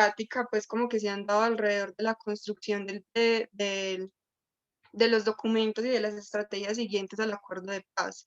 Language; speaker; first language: Spanish; native; Spanish